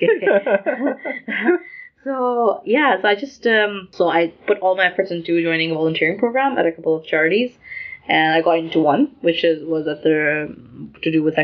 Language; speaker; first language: English; non-native, local second language; Urdu